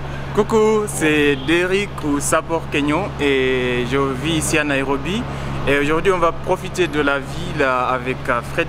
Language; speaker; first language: French; non-native, fluent; Luo (Kenya and Tanzania)